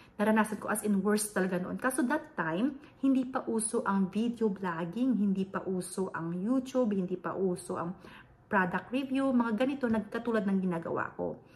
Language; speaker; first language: Filipino; non-native, local second language; Hiligaynon